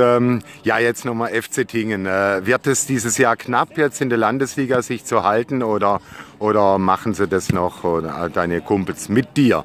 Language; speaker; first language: German; native; German